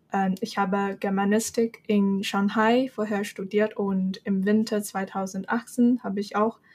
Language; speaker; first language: German; non-native, fluent; Chinese